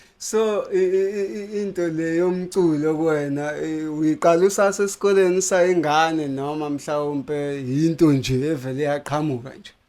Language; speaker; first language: Zulu; native; Zulu